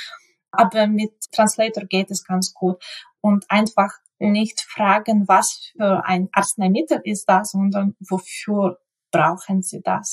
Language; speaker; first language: German; non-native, fluent; Ukrainian